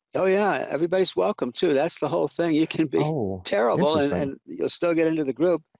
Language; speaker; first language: English; native; English